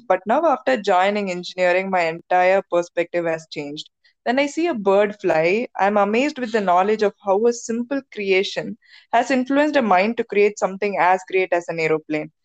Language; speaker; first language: English; non-native, local second language; Tamil